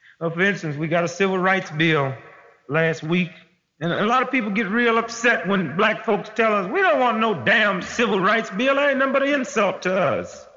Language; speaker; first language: English; native; English